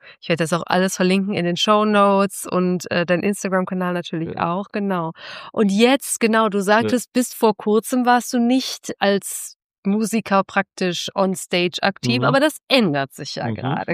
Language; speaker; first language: German; native; German